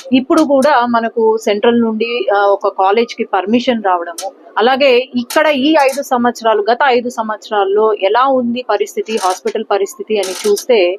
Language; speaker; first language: Telugu; native; Telugu